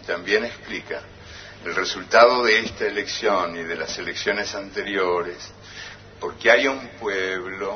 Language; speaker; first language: Spanish; native; Spanish